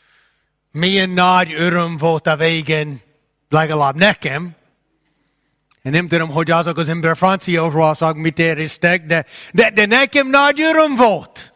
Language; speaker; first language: Hungarian; non-native, fluent; English